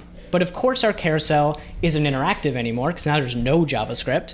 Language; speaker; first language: English; native; English